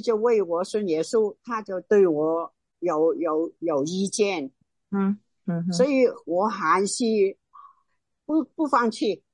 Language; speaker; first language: Chinese; non-native, local second language; Cantonese